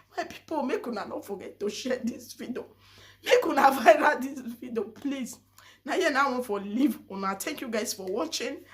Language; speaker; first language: Nigerian Pidgin; native; Nigerian Pidgin